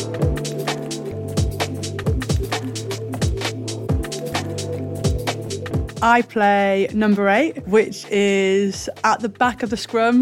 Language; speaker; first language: English; native; English